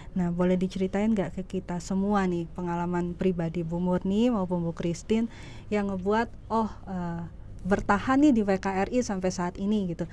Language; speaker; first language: Indonesian; native; Indonesian